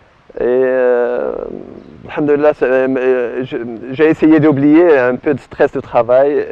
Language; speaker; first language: French; non-native, learner; Arabic